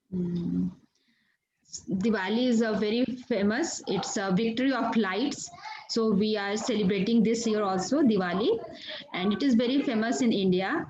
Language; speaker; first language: English; non-native, learner; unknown